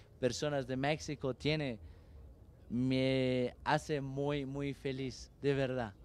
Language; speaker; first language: Spanish; non-native, learner; Portuguese